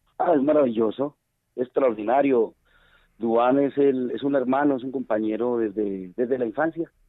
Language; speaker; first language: Spanish; native; Spanish